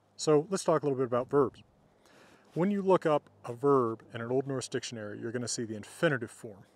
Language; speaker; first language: English; native; English